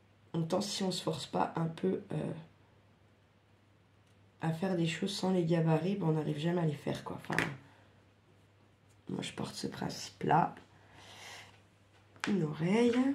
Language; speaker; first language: French; native; French